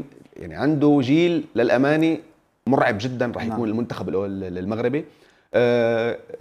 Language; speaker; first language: Arabic; native; Arabic